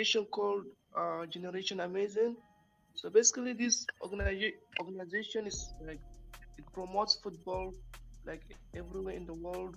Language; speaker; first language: English; non-native, local second language; Hausa